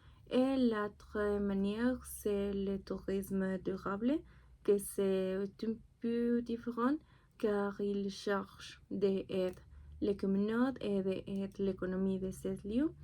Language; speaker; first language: French; non-native, learner; Spanish